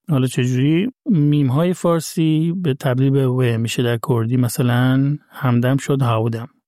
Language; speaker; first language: Persian; native; Persian